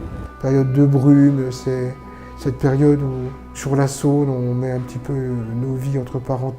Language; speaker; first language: French; native; French